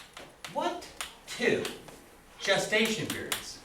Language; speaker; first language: English; native; English